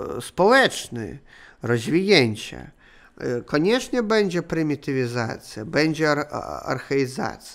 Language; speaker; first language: Polish; non-native, learner; Russian